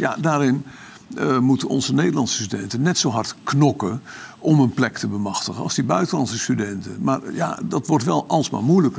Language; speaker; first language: Dutch; native; Dutch